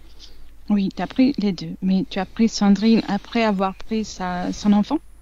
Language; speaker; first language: French; non-native, fluent; Italian